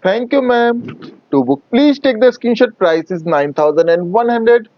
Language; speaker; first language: Hindi; non-native, local second language; Bangla